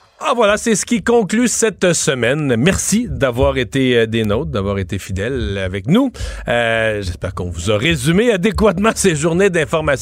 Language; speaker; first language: French; native; French